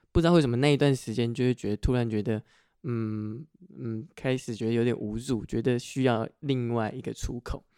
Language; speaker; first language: Chinese; non-native, local second language; Hakka Chinese